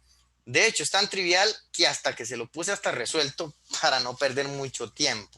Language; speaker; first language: Spanish; native; Spanish